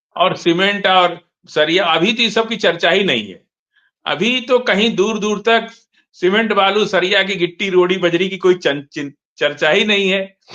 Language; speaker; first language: Hindi; native; Hindi